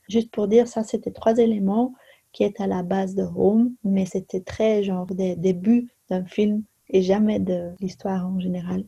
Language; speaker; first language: French; non-native, local second language; Dutch